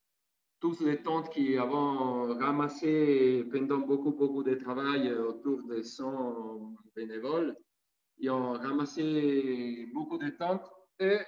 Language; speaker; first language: French; non-native, fluent; Italian